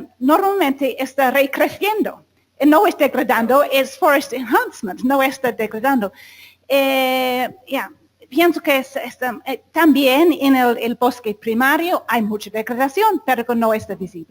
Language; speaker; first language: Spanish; non-native, fluent; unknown